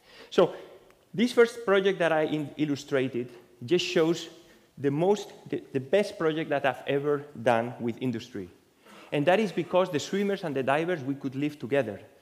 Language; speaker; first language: English; non-native, fluent; Spanish